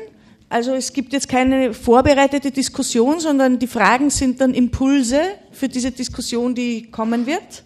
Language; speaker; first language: German; native; German